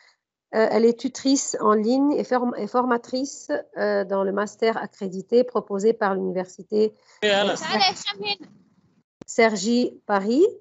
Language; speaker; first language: French; non-native, fluent; Arabic